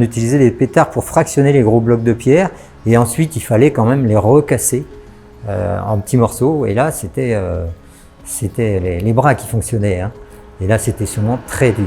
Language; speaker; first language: French; native; French